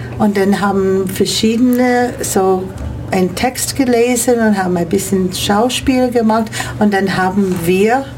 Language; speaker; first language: German; non-native, fluent; English